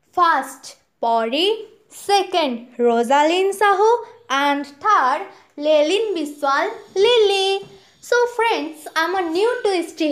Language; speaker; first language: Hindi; non-native, local second language; Odia